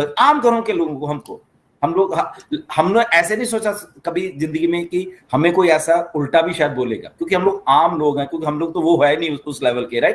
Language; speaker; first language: Hindi; native; Hindi